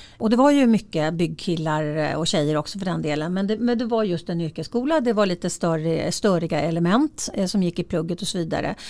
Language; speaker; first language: Swedish; native; Swedish